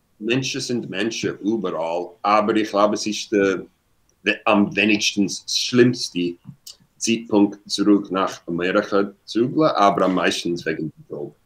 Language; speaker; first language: German; non-native, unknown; English